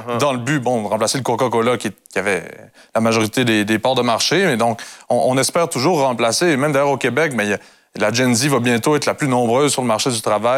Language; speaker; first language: French; native; French